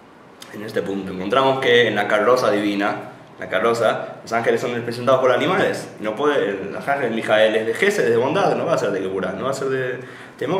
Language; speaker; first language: Spanish; native; Spanish